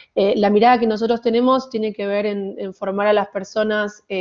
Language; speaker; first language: Spanish; native; Spanish